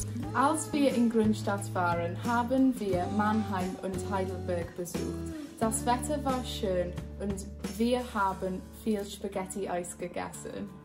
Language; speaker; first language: German; non-native, learner; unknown